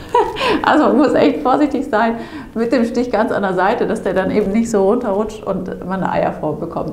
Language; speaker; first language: German; native; German